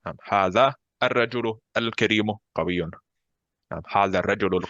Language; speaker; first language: Arabic; non-native, fluent; Bosnian